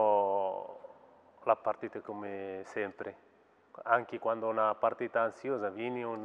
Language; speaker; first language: Italian; non-native, fluent; Arabic